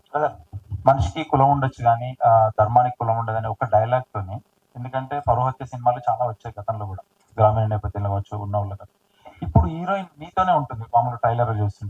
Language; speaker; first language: Telugu; native; Telugu